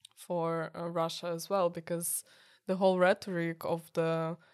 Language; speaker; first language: English; non-native, fluent; Ukrainian